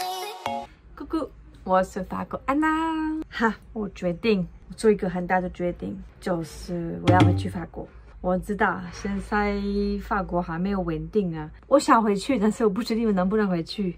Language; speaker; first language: Chinese; non-native, fluent; French